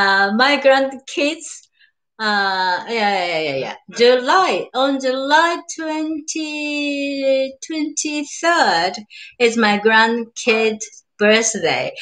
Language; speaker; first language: English; non-native, learner; Japanese